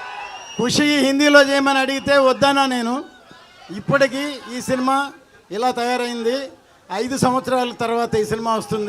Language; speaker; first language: Telugu; native; Telugu